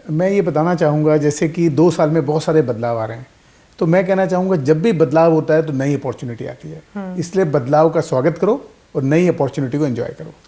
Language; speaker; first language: Hindi; native; Hindi